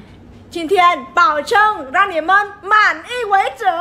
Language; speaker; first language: Chinese; non-native, fluent; Vietnamese